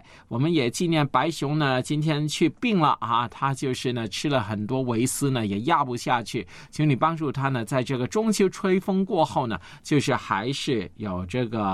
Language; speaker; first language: Chinese; native; Chinese